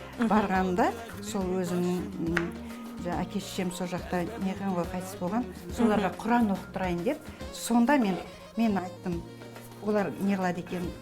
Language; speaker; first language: Kazakh; non-native, local second language; Azerbaijani